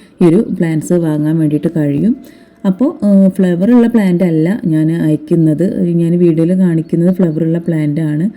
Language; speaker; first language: Malayalam; native; Malayalam